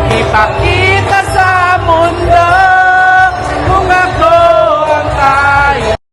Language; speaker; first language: Filipino; native; Filipino